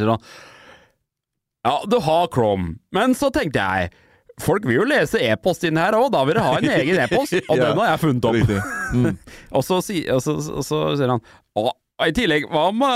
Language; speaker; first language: Norwegian; native; Norwegian